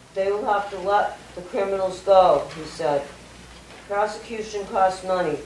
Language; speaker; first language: English; native; English